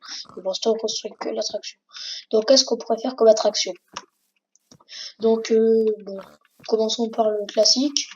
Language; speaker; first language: French; native; French